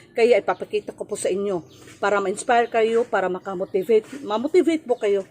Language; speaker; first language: Filipino; non-native, local second language; Cebuano